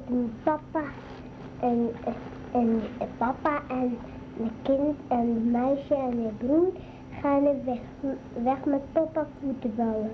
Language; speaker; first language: Dutch; early bilingual, other home language; Arabic